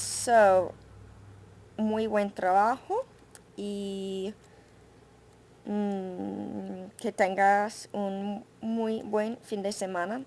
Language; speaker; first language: Spanish; non-native, fluent; English